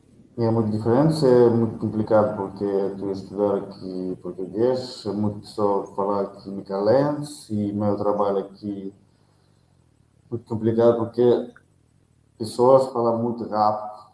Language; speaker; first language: Portuguese; non-native, learner; Russian